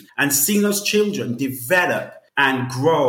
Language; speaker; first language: English; native; English